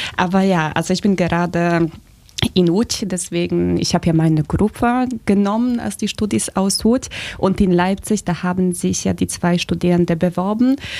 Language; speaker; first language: German; non-native, fluent; Polish